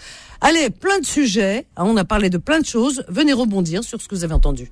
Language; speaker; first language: French; native; French